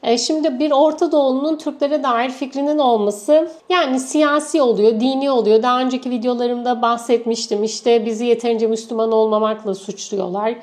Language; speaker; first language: Turkish; native; Turkish